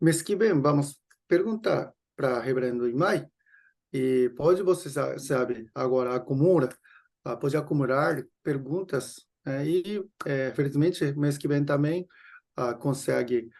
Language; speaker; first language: Portuguese; non-native, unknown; Japanese